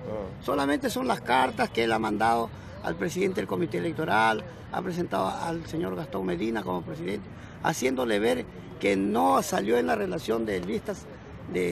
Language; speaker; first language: Spanish; native; Spanish